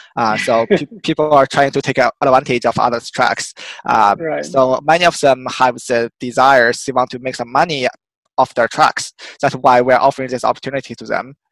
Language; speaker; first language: English; non-native, fluent; Chinese